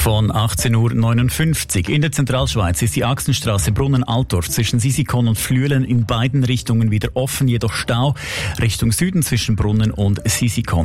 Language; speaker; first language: German; native; German